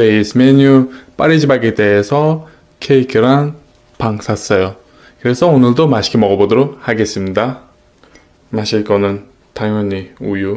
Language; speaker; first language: Korean; non-native, fluent; Uzbek